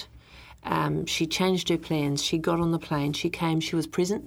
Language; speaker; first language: English; native; English